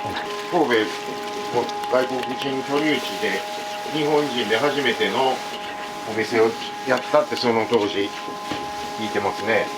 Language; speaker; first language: Japanese; native; Japanese